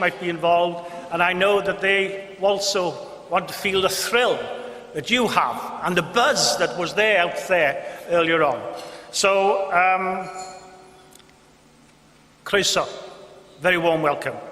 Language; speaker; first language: English; non-native, local second language; Welsh